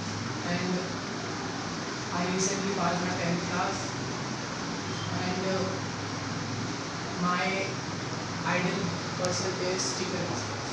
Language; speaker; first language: English; non-native, learner; Hindi